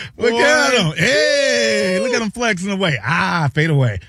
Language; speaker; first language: English; native; English